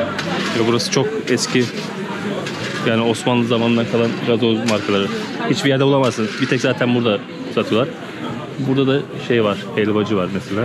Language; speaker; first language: Turkish; native; Turkish